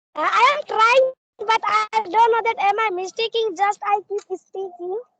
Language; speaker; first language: English; non-native, learner; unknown